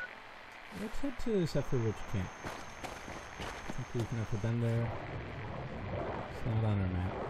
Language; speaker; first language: English; native; English